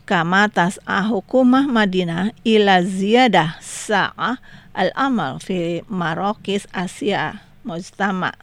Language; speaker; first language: Arabic; non-native, fluent; Indonesian